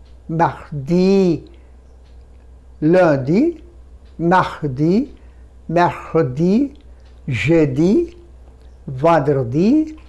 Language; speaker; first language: French; non-native, fluent; Bangla